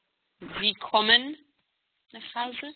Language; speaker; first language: German; non-native, learner; Hebrew